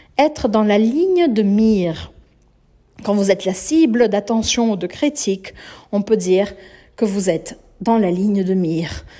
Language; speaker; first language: French; non-native, fluent; Portuguese